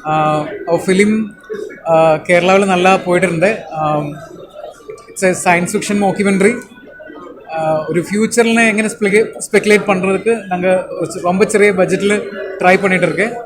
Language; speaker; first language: Tamil; non-native, learner; Malayalam